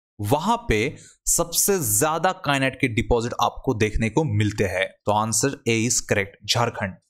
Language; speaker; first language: Hindi; non-native, local second language; Marathi